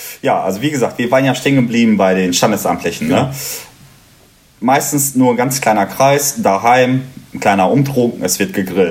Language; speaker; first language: German; native; German